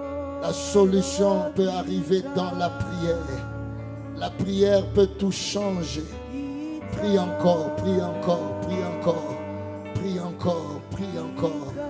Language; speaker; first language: French; non-native, local second language; Lingala